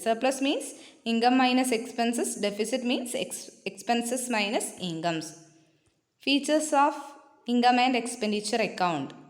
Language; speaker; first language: English; non-native, local second language; Malayalam